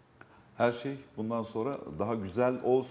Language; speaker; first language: Turkish; native; Turkish